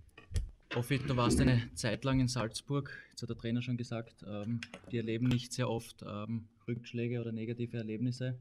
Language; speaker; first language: German; native; German